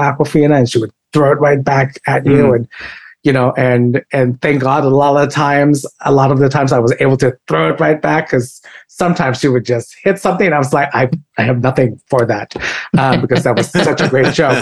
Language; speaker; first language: English; non-native, local second language; Filipino